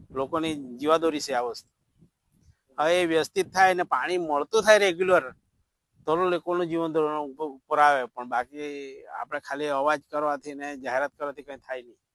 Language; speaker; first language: Gujarati; non-native, local second language; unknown